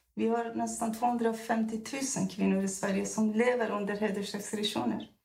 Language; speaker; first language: Swedish; non-native, fluent; Persian